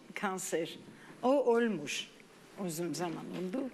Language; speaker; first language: Turkish; non-native, learner; Armenian